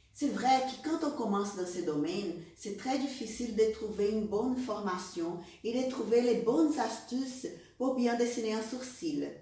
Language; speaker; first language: French; non-native, fluent; Portuguese